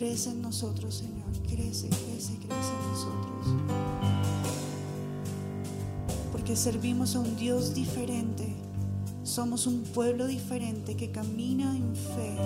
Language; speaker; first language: Spanish; native; Spanish